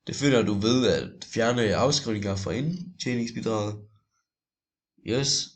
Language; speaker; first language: Danish; native; Danish